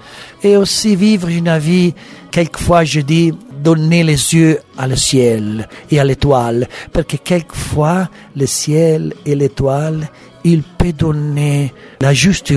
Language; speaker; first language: French; non-native, learner; Italian